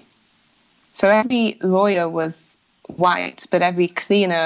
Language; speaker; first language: English; native; English